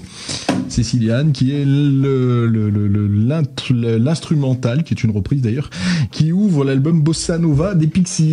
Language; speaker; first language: French; native; French